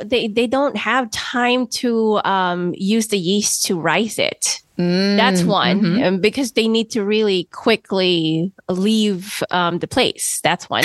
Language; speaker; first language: English; non-native, local second language; Filipino